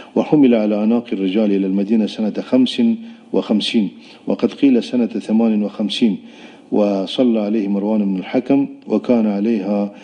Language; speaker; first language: Arabic; non-native, local second language; Pashto